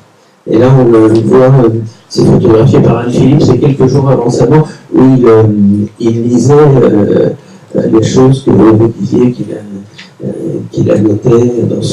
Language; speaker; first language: French; native; French